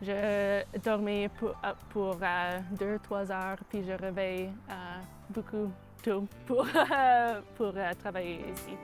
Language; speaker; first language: French; non-native, local second language; English